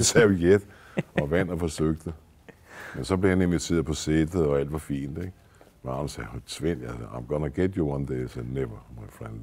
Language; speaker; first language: Danish; native; Danish